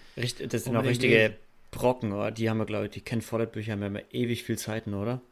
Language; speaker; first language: German; native; German